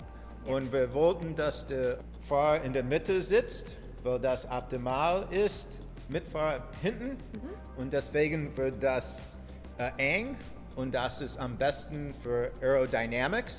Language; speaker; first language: German; non-native, fluent; English